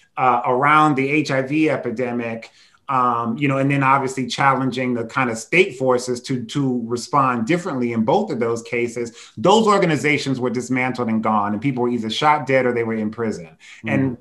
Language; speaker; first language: English; native; English